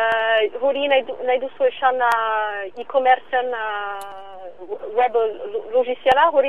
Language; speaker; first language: Basque; non-native, local second language; French